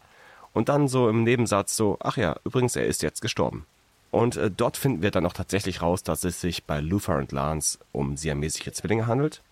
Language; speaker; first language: German; native; German